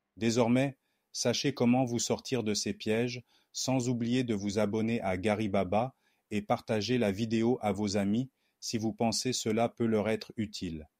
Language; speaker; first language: French; non-native, local second language; Haitian Creole